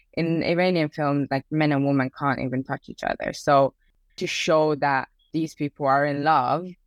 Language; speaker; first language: English; early bilingual, other home language; Persian